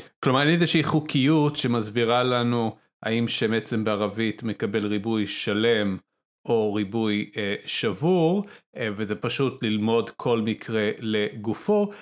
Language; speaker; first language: Hebrew; non-native, local second language; Arabic